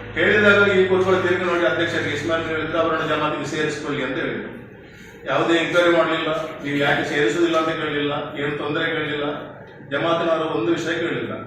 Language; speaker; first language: Kannada; non-native, local second language; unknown